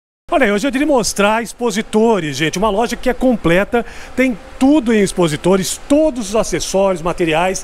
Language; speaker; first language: Portuguese; native; Portuguese